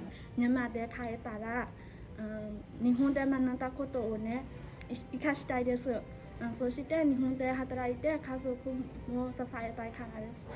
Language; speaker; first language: Japanese; non-native, learner; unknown